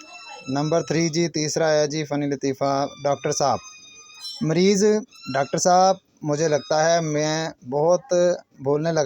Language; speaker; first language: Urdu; non-native, local second language; Punjabi